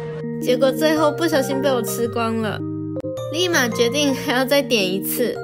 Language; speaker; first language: Chinese; native; Chinese